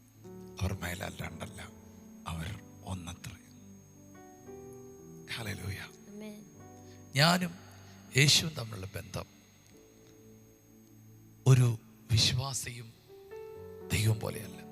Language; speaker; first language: Malayalam; native; Malayalam